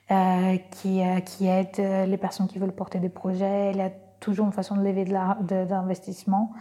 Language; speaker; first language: French; non-native, fluent; Portuguese